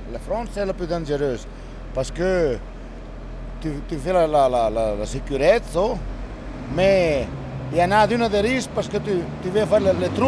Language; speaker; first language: French; non-native, learner; Italian